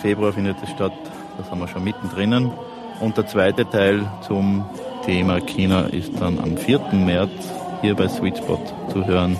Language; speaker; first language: German; native; German